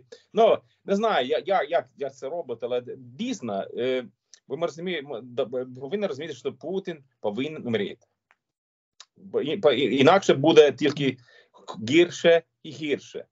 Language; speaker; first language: Ukrainian; non-native, learner; Swedish